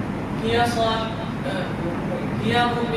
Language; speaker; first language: Arabic; non-native, learner; Urdu